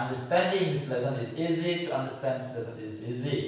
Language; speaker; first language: English; non-native, fluent; Indonesian